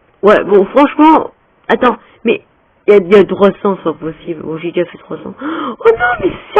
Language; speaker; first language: French; native; French